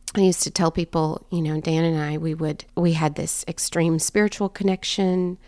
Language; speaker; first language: English; native; English